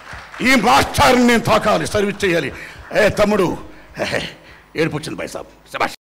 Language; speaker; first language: Telugu; native; Telugu